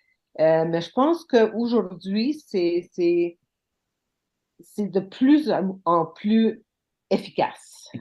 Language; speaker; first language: French; non-native, local second language; English